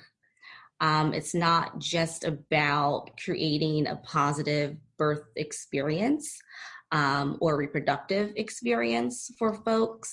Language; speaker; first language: English; native; English